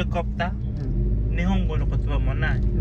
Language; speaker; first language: Japanese; non-native, learner; Filipino